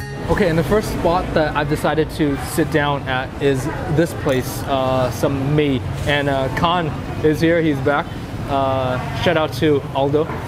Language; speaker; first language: English; early bilingual, other home language; Vietnamese